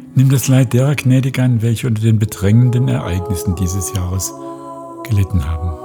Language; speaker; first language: German; native; German